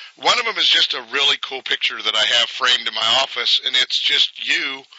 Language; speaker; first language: English; native; English